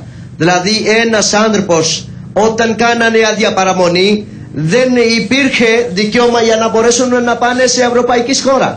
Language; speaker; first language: Greek; non-native, learner; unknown